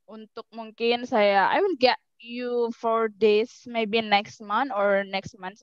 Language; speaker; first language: English; non-native, learner; Indonesian